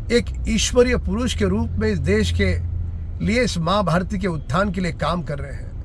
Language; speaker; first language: Hindi; non-native, local second language; Marathi